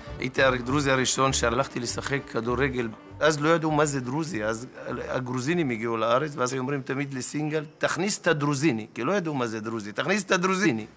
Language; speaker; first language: Hebrew; non-native, local second language; Arabic